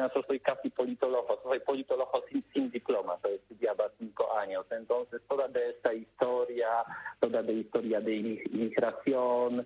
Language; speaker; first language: Spanish; non-native, learner; Polish